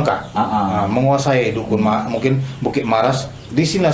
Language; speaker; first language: Malay; native; Malay